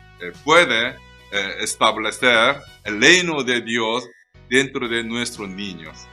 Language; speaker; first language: Spanish; non-native, learner; Korean